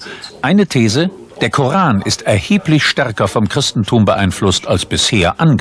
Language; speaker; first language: German; native; German